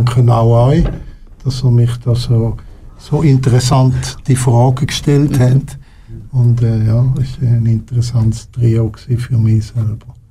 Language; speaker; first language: German; non-native, local second language; French